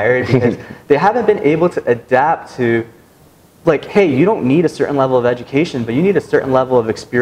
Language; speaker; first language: English; native; English